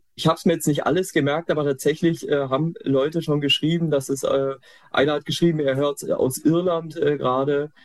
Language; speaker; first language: German; native; German